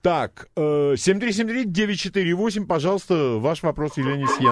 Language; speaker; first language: Russian; native; Russian